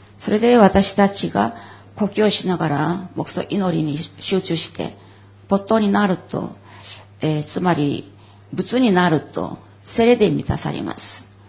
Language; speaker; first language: Japanese; non-native, fluent; Korean